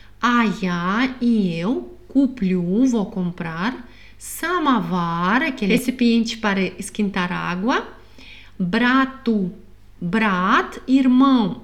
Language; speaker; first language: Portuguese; non-native, fluent; Russian